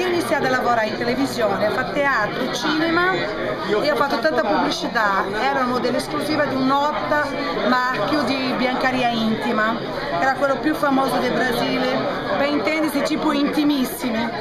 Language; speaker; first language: Italian; non-native, fluent; Portuguese